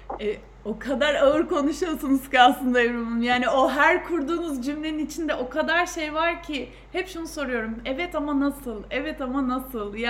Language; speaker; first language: Turkish; native; Turkish